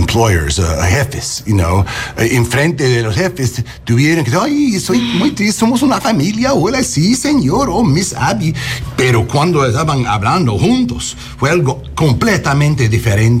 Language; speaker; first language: Spanish; non-native, learner; English